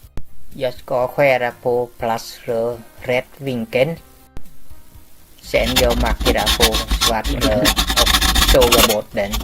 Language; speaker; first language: Swedish; non-native, learner; Vietnamese